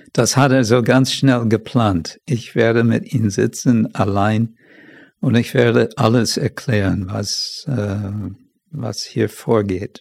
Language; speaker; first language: German; non-native, fluent; English